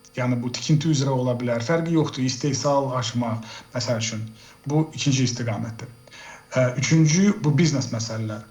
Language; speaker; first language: Azerbaijani; early bilingual, heritage; Azerbaijani